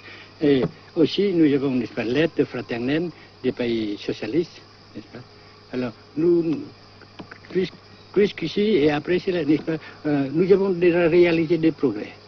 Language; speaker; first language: French; non-native, local second language; Vietnamese